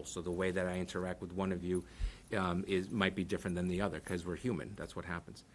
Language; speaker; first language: English; early bilingual, other home language; Portuguese